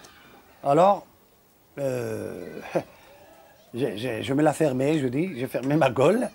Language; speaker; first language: French; non-native, local second language; Arabic